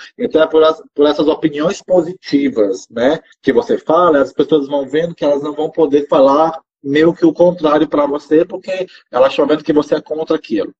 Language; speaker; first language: Portuguese; native; Portuguese